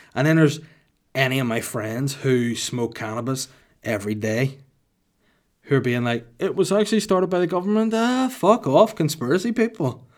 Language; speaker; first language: English; native; English